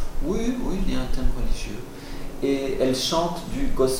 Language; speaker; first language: French; non-native, fluent; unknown